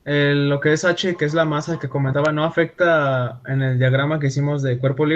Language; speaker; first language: Spanish; native; Spanish